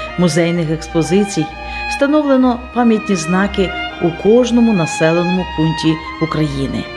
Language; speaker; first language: Ukrainian; native; Ukrainian